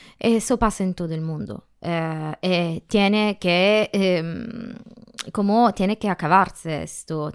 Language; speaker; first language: Spanish; non-native, learner; Italian